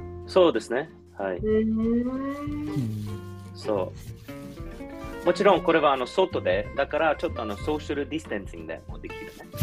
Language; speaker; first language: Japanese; non-native, learner; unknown